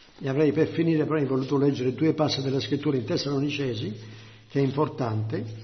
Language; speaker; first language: Italian; non-native, local second language; French